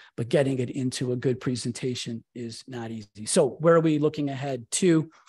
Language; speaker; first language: English; native; English